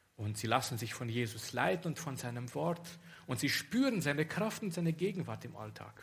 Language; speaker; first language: German; non-native, fluent; Romanian